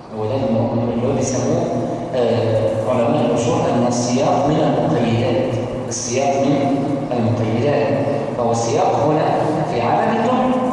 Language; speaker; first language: Arabic; native; Arabic